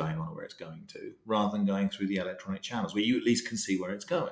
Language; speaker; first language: English; native; English